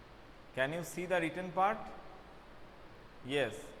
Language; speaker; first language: English; non-native, local second language; Bangla